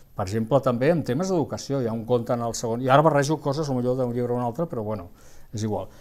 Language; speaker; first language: Catalan; non-native, local second language; Spanish